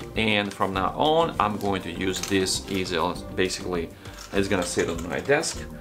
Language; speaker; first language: English; non-native, fluent; Ukrainian